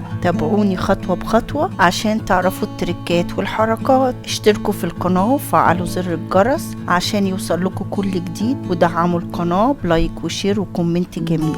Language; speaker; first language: Arabic; native; Arabic